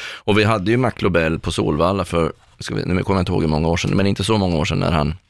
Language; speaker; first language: Swedish; native; Swedish